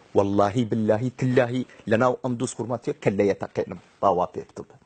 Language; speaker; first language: Central Kurdish; non-native, local second language; Turkish